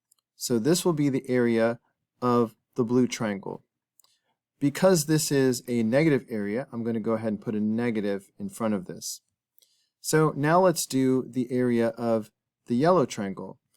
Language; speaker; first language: English; native; English